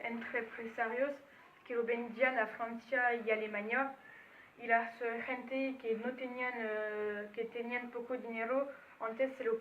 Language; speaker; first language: Spanish; non-native, learner; French